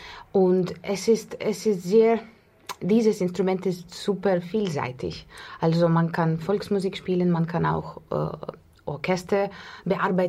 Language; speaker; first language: German; non-native, learner; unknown